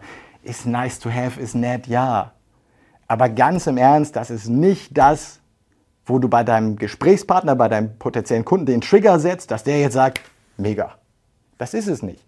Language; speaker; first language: German; native; German